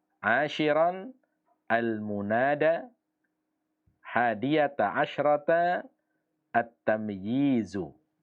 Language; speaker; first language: Arabic; non-native, fluent; Indonesian